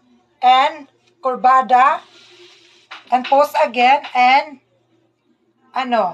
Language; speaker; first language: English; non-native, learner; Filipino